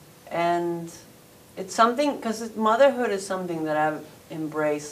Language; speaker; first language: English; early bilingual, other home language; Spanish